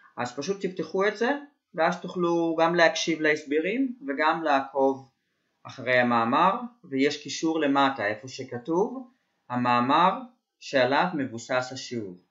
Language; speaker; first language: Hebrew; native; Hebrew